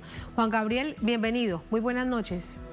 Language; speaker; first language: Spanish; native; Spanish